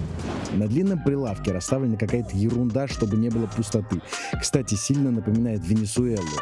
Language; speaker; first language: Russian; native; Russian